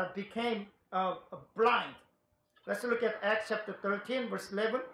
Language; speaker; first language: English; non-native, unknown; Korean